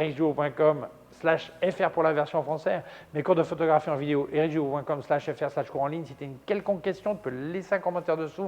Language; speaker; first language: French; native; French